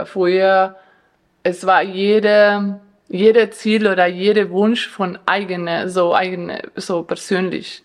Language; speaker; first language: German; non-native, fluent; Spanish